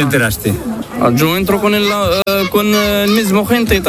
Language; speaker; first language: Spanish; non-native, learner; Arabic